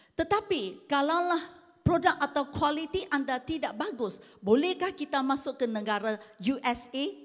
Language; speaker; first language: Malay; non-native, local second language; Chinese